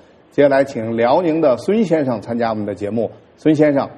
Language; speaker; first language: Chinese; native; Chinese